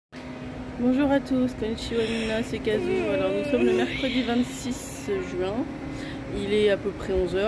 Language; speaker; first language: French; native; French